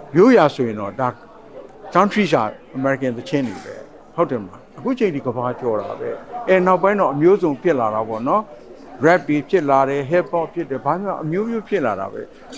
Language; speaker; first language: Burmese; native; Burmese